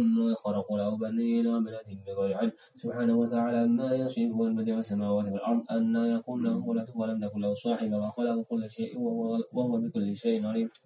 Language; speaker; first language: Arabic; non-native, learner; Indonesian